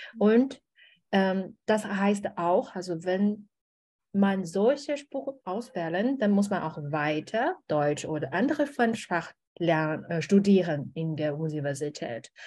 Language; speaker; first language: German; non-native, learner; Chinese